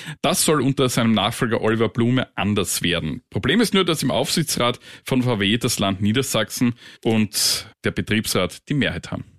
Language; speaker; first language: German; native; German